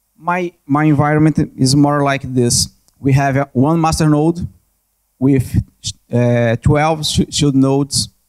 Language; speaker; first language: English; non-native, learner; Portuguese